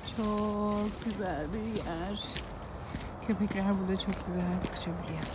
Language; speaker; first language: Turkish; early bilingual, heritage; Turkish